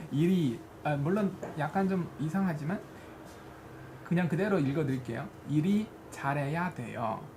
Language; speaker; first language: Korean; non-native, fluent; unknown